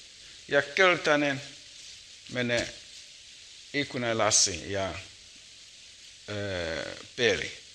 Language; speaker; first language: Finnish; non-native, learner; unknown